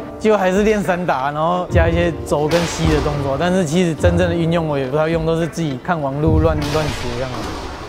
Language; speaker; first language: Chinese; native; Chinese